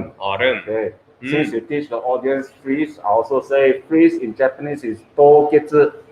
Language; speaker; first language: English; non-native, fluent; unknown